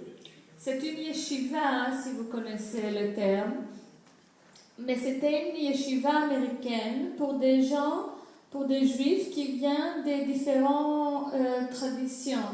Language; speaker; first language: French; non-native, fluent; Greek